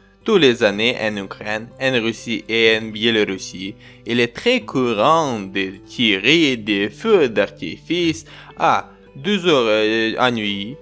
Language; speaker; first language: French; non-native, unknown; Ukrainian